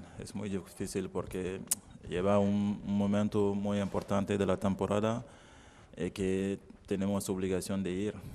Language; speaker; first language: Spanish; non-native, learner; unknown